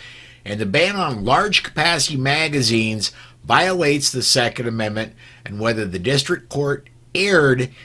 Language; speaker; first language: English; native; English